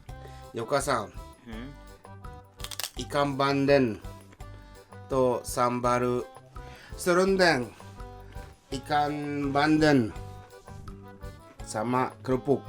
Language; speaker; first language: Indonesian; non-native, fluent; Japanese